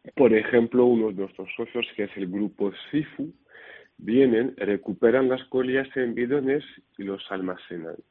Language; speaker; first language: Spanish; non-native, fluent; French